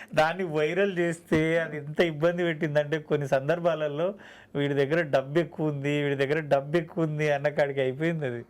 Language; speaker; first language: Telugu; native; Telugu